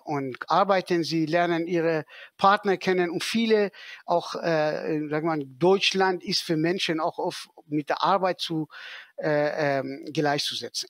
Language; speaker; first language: German; non-native, fluent; Persian